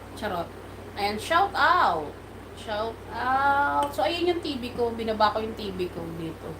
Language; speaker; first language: Filipino; non-native, local second language; Cebuano